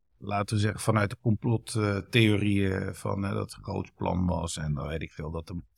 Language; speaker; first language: Dutch; early bilingual, other home language; Kurdish